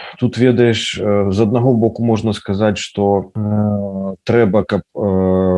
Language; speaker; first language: Belarusian; non-native, local second language; Russian